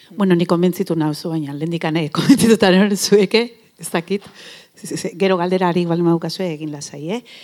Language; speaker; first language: Basque; native; Basque